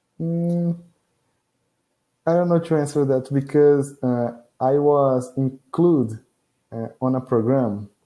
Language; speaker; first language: English; non-native, learner; Portuguese